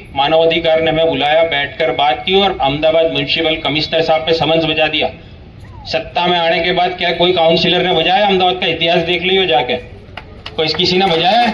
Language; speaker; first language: Hindi; non-native, local second language; Gujarati